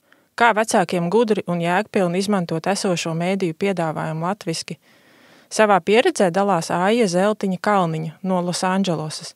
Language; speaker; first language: Latvian; native; Latvian